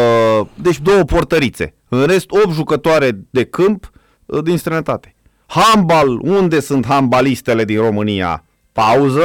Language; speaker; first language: Romanian; native; Romanian